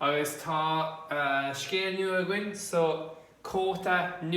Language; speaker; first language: Irish; non-native, local second language; English